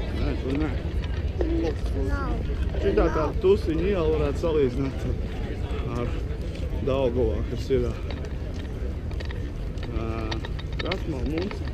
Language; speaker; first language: Latvian; native; Latvian